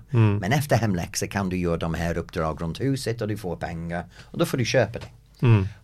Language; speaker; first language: Swedish; non-native, fluent; English